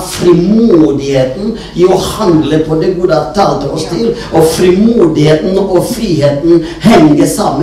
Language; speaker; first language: Norwegian; non-native, fluent; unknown